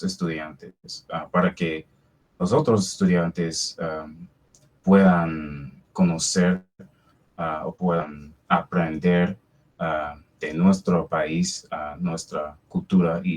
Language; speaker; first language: Spanish; non-native, fluent; English